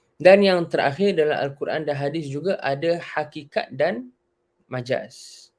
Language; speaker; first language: Malay; native; Malay